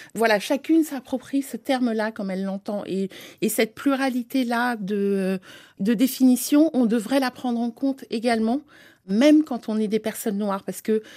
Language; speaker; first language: French; native; French